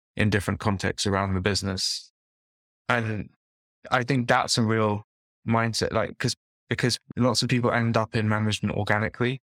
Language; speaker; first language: English; native; English